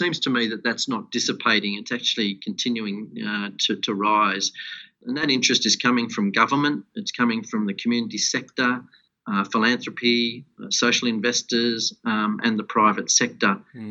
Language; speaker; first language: English; native; English